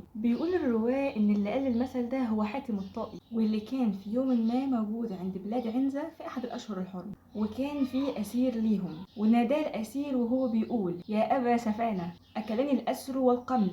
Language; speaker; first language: Arabic; native; Arabic